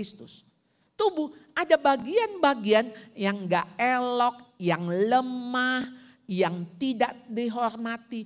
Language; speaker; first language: Indonesian; native; Indonesian